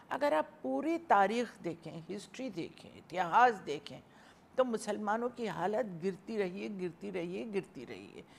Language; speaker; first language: Hindi; native; Hindi